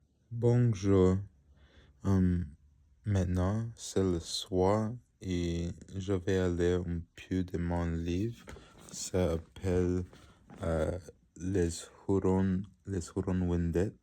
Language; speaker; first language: French; non-native, learner; English